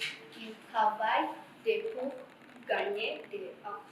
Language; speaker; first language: French; non-native, learner; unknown